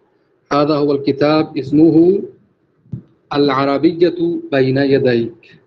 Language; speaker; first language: Arabic; non-native, fluent; Urdu